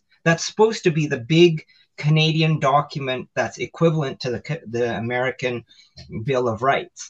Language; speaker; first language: English; native; English